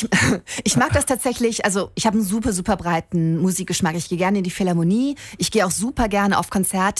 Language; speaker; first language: German; native; German